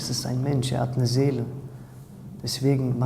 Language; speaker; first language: German; native; German